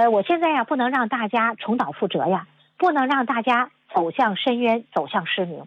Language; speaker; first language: Chinese; native; Chinese